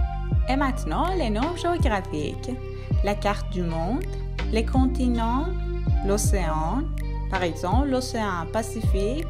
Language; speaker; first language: French; non-native, fluent; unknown